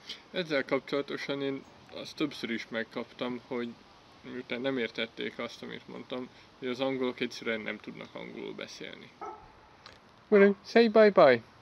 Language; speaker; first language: Hungarian; early bilingual, other home language; English